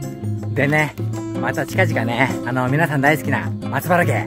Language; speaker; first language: Japanese; native; Japanese